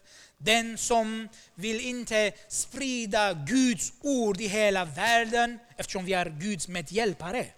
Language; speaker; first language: Swedish; non-native, fluent; Armenian